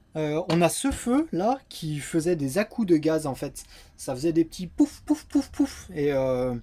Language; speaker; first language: French; native; French